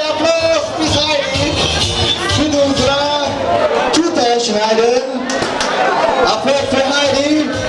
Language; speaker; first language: German; non-native, learner; Turkish